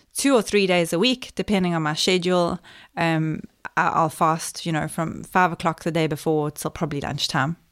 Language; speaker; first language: English; native; English